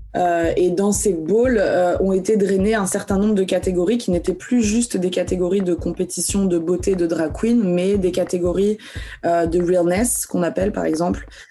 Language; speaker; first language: French; early bilingual, other home language; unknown